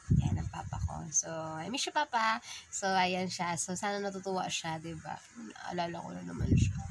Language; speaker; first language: Filipino; non-native, local second language; Bikol